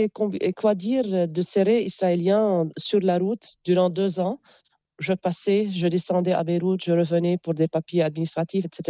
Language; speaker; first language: French; non-native, local second language; Arabic